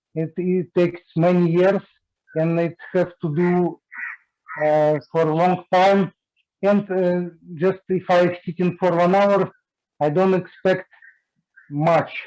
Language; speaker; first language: English; non-native, learner; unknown